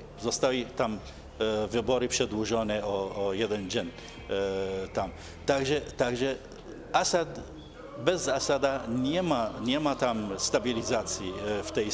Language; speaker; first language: Polish; non-native, fluent; Arabic